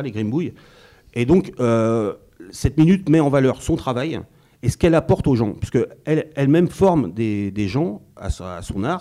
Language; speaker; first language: French; native; French